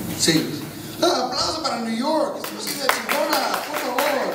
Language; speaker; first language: Spanish; non-native, fluent; English